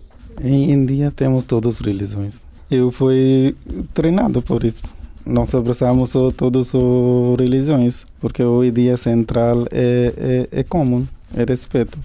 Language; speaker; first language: Portuguese; non-native, learner; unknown